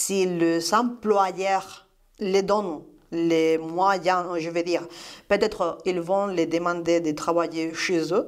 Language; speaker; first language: French; non-native, fluent; Spanish